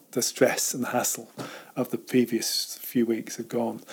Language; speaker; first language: English; native; English